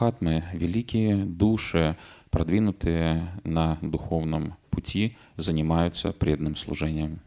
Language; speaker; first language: Russian; native; Russian